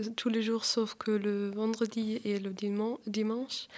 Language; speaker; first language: French; non-native, learner; German